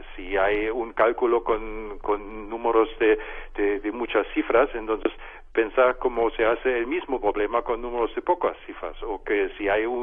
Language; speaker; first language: Spanish; non-native, fluent; German